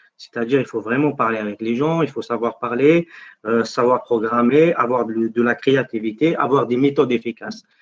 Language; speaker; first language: French; non-native, local second language; Arabic